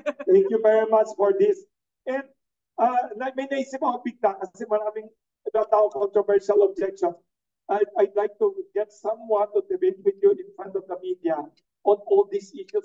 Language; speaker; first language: English; non-native, local second language; Filipino